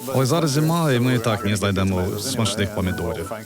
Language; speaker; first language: Ukrainian; non-native, fluent; English